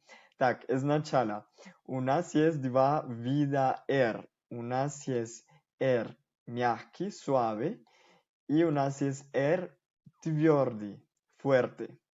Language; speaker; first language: Russian; non-native, fluent; Spanish